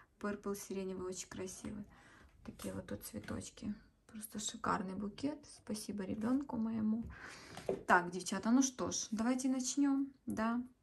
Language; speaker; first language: Russian; native; Russian